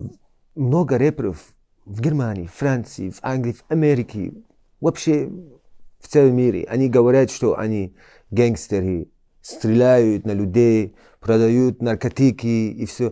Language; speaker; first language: Russian; early bilingual, heritage; Chechen